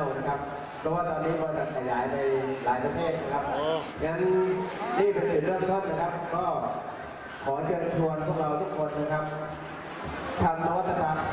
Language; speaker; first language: Thai; non-native, local second language; Hmong